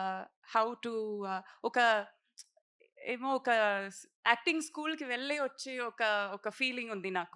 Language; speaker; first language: Telugu; non-native, learner; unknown